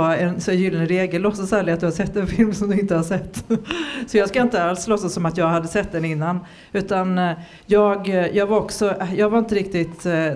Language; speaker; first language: Swedish; native; Swedish